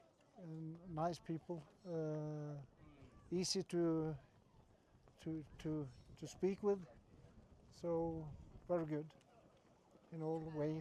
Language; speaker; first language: English; non-native, fluent; Norwegian